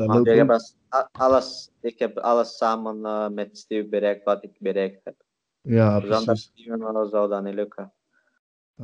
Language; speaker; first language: Dutch; non-native, learner; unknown